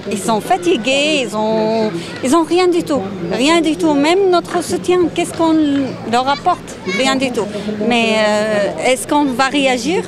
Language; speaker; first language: French; non-native, fluent; Arabic